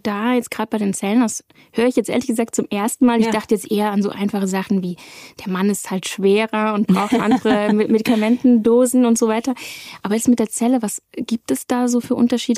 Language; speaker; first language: German; native; German